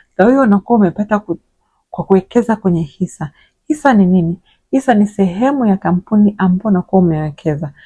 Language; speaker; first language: Swahili; native; Swahili